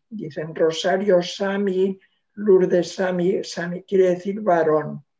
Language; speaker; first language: Spanish; non-native, local second language; Catalan